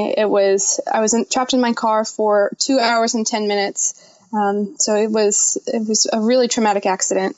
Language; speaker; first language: English; native; English